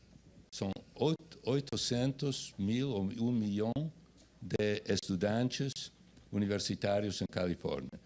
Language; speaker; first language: Portuguese; non-native, fluent; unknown